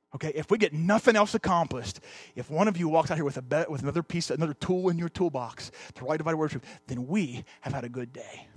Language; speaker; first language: English; native; English